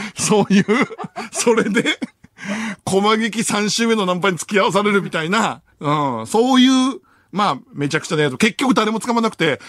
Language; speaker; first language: Japanese; native; Japanese